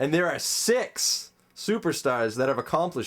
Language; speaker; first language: English; native; English